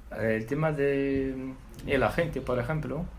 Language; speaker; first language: Spanish; non-native, learner; Arabic